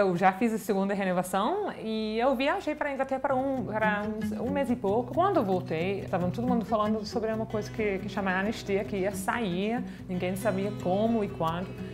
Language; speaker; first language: Portuguese; non-native, fluent; English